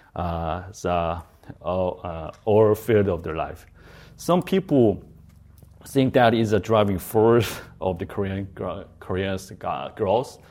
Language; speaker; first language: English; non-native, fluent; Korean